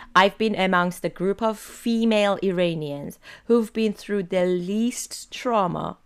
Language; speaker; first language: English; non-native, fluent; Persian